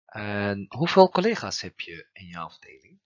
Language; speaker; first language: Dutch; non-native, fluent; Turkish